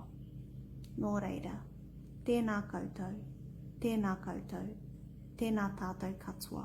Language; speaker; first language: Māori; non-native, local second language; English